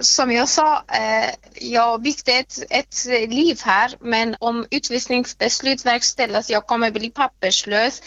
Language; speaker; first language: Swedish; non-native, fluent; Persian